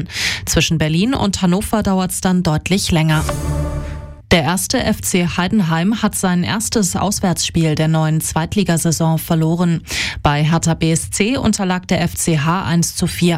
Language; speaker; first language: German; native; German